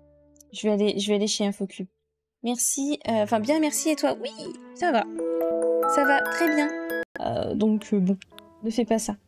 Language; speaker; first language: French; native; French